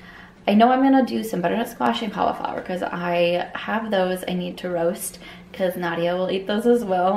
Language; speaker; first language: English; native; English